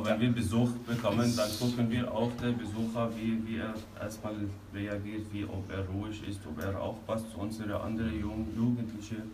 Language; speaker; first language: German; non-native, fluent; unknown